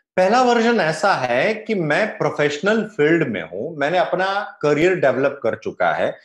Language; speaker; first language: Hindi; non-native, local second language; Gujarati